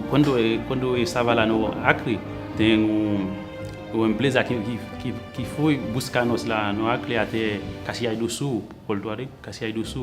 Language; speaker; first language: Portuguese; non-native, learner; Haitian Creole